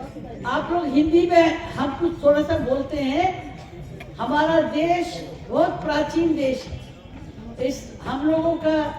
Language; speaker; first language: Hindi; non-native, local second language; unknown